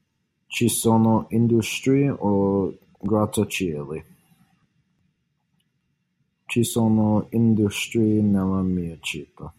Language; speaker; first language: Italian; non-native, learner; English